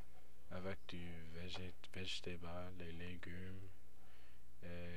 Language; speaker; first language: French; non-native, learner; English